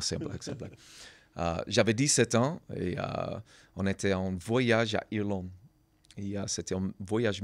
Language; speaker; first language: French; non-native, learner; English